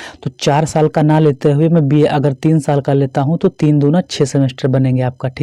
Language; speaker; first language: Hindi; native; Hindi